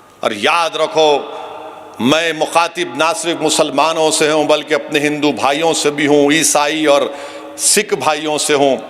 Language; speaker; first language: Urdu; native; Urdu